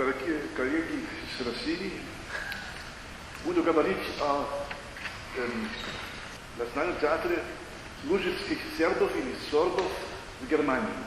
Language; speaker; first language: Russian; non-native, fluent; German